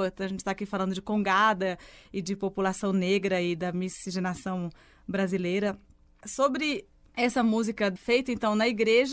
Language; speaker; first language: Portuguese; native; Portuguese